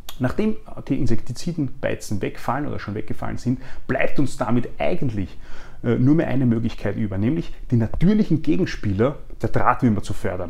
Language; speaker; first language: German; native; German